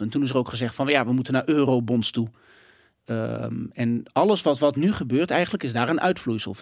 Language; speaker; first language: Dutch; native; Dutch